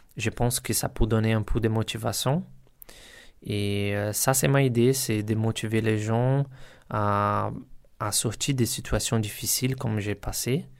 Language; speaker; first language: French; non-native, learner; Portuguese